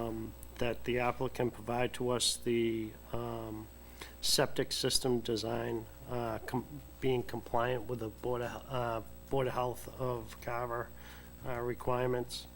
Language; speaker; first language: English; native; English